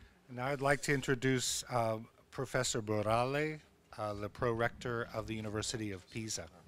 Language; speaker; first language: English; native; English